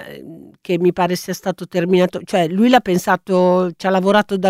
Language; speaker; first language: Italian; native; Italian